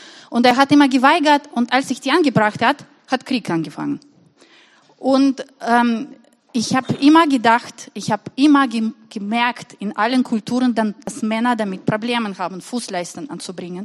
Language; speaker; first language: German; non-native, fluent; Russian